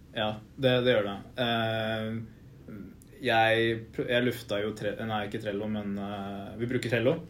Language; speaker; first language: Norwegian; early bilingual, other home language; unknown